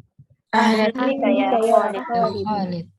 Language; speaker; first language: Arabic; non-native, learner; Indonesian